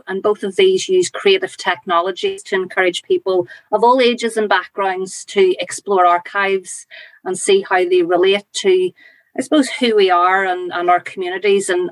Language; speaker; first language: English; native; English